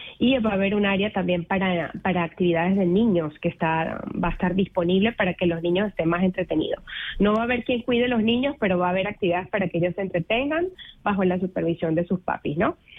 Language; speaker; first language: Spanish; native; Spanish